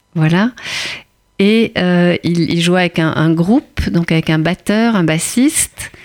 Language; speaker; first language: French; native; French